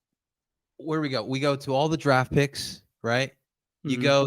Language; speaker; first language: English; native; English